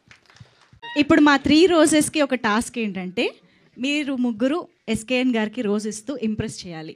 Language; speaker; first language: Telugu; native; Telugu